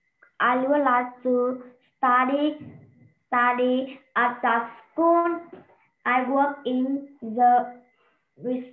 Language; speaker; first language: English; non-native, learner; Vietnamese